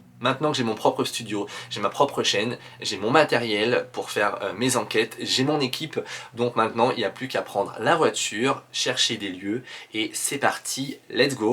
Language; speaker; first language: French; native; French